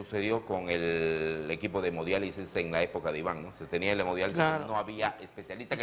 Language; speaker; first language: Spanish; native; Spanish